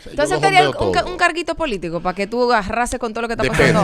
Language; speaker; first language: Spanish; native; Spanish